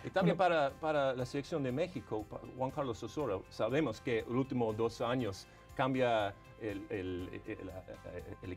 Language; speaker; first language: Spanish; non-native, fluent; English